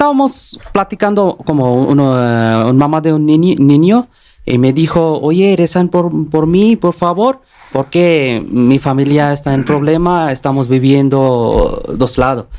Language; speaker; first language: Spanish; non-native, learner; Bangla